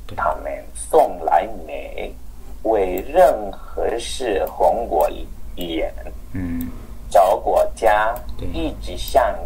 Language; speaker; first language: Chinese; non-native, learner; Spanish